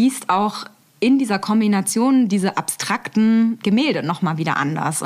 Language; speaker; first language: German; native; German